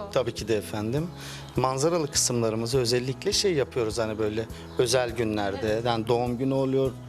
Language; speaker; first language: Turkish; native; Turkish